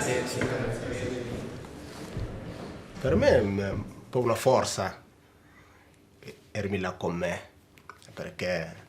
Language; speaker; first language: Italian; non-native, learner; Tigrinya